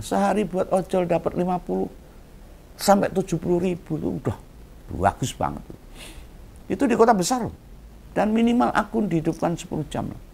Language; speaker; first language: Indonesian; native; Indonesian